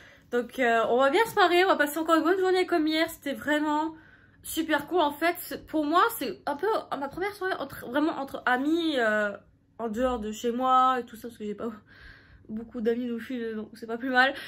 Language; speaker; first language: French; native; French